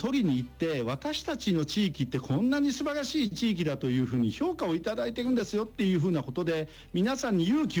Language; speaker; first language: Japanese; native; Japanese